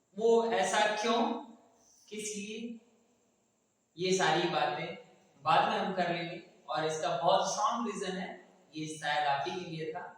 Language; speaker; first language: Hindi; native; Hindi